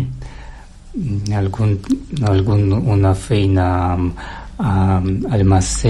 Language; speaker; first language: Catalan; non-native, learner; Russian